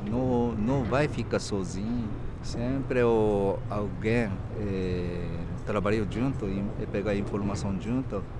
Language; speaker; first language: Portuguese; non-native, learner; Japanese